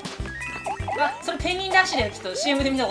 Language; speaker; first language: Japanese; native; Japanese